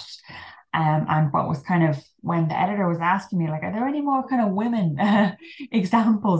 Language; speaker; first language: English; native; English